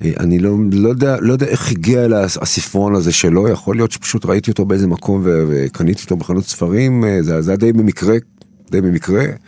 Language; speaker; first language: Hebrew; early bilingual, other home language; Turkish